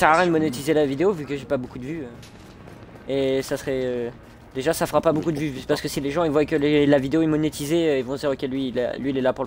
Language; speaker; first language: French; native; French